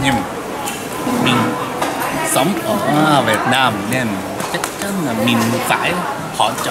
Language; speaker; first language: Vietnamese; non-native, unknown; Japanese